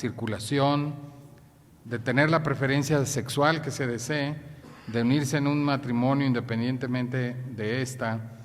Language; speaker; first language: Spanish; native; Spanish